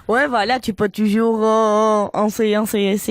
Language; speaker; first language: French; non-native, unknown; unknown